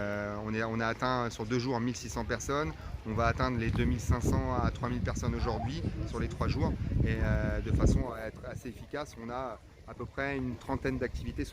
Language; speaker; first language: French; native; French